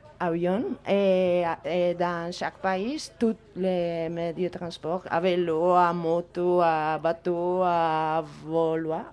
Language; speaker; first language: French; non-native, learner; Spanish